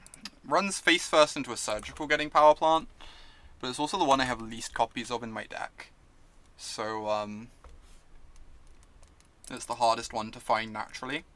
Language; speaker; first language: English; native; English